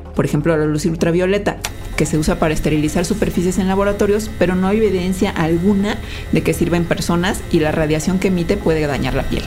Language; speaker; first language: Spanish; native; Spanish